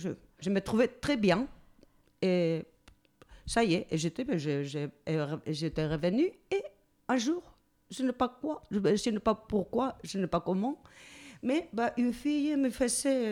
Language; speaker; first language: French; non-native, fluent; Spanish